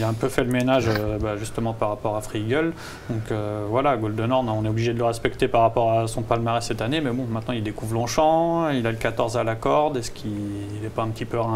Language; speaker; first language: French; native; French